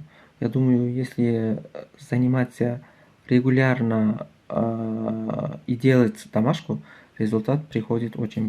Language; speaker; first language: Russian; non-native, learner; Uzbek